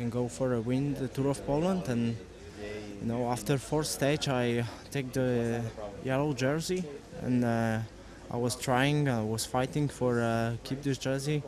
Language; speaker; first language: English; non-native, fluent; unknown